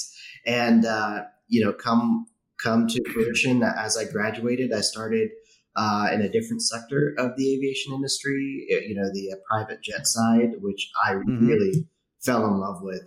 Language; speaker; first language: English; native; English